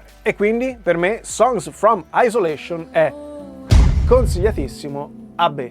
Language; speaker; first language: Italian; native; Italian